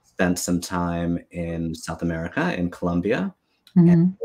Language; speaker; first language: English; native; English